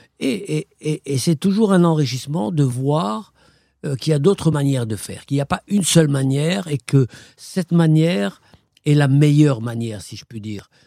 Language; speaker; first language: French; non-native, local second language; Arabic